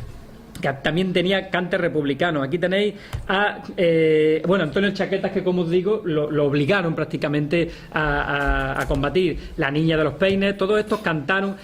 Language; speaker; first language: Spanish; native; Spanish